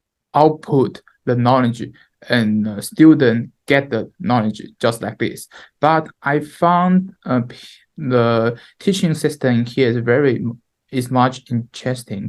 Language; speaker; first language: English; non-native, learner; Chinese